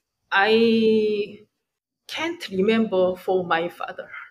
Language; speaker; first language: English; non-native, learner; Korean